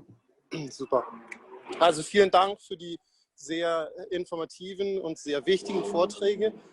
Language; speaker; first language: German; non-native, fluent; Danish